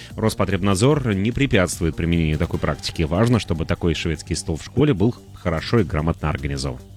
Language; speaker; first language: Russian; native; Russian